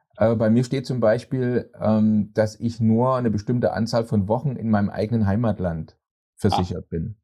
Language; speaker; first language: German; native; German